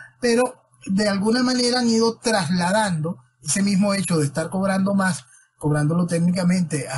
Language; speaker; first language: Spanish; native; Spanish